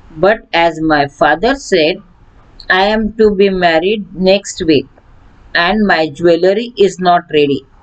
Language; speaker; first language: English; non-native, local second language; Marathi